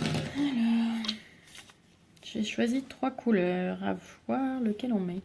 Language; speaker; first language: French; native; French